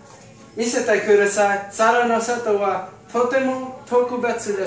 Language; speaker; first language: Japanese; non-native, learner; English